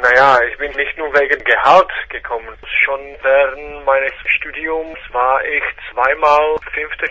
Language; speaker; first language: German; non-native, fluent; Czech